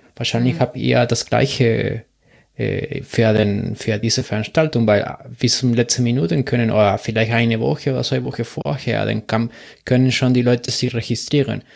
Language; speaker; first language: German; non-native, learner; Spanish